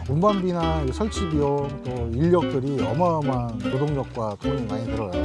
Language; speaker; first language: Korean; native; Korean